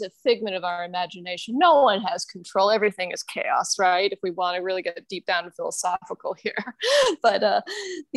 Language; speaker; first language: English; non-native, fluent; German